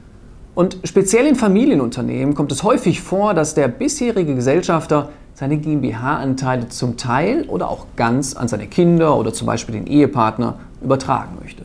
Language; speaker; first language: German; native; German